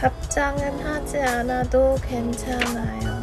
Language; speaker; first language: Korean; non-native, fluent; Chinese